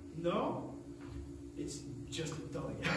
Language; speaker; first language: English; non-native, learner; French